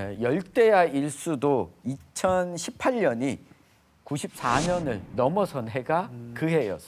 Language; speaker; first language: Korean; native; Korean